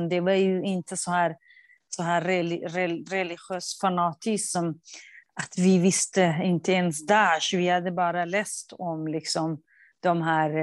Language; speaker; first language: Swedish; non-native, fluent; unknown